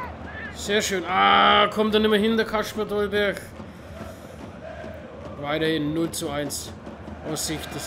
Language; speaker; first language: German; native; German